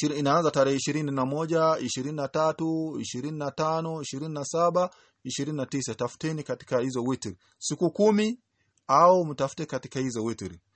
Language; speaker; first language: Swahili; native; Swahili